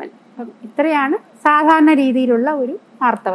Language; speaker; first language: Malayalam; native; Malayalam